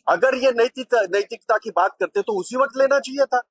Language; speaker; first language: Hindi; non-native, local second language; Marathi